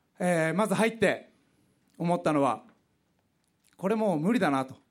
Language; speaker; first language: Japanese; native; Japanese